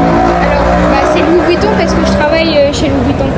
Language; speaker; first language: French; native; French